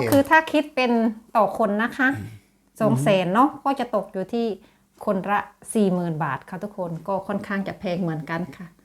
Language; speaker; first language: Thai; native; Thai